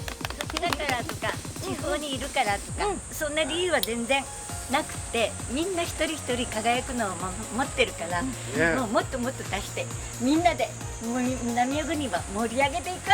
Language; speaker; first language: Japanese; native; Japanese